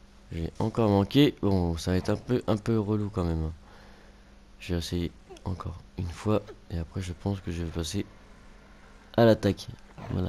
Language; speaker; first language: French; native; French